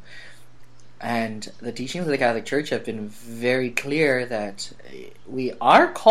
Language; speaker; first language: English; native; English